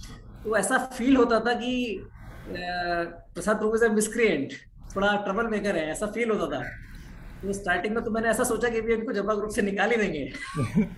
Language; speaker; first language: Hindi; native; Hindi